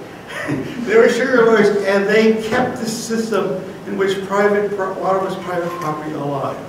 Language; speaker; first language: English; native; English